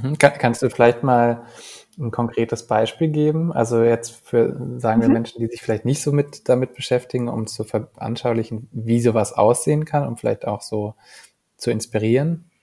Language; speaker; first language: German; native; German